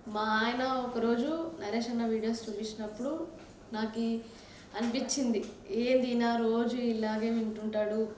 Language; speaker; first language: Telugu; non-native, local second language; Kannada